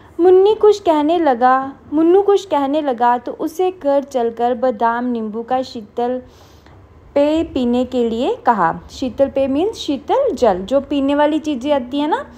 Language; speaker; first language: Hindi; non-native, local second language; Punjabi